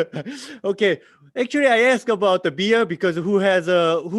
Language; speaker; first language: English; non-native, learner; Korean